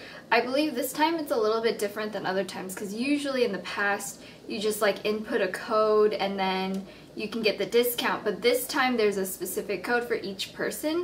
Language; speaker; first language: English; native; English